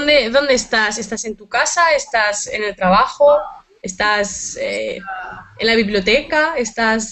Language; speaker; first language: Spanish; native; Spanish